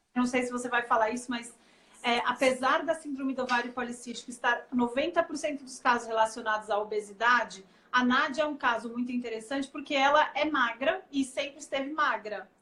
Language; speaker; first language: Portuguese; native; Portuguese